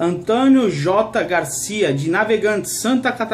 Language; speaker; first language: Portuguese; native; Portuguese